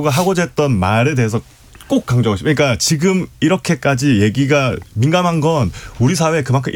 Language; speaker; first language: Korean; native; Korean